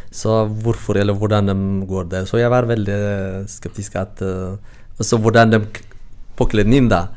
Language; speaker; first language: Norwegian; non-native, learner; Tigrinya